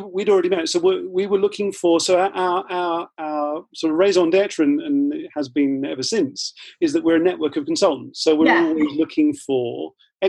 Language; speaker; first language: English; native; English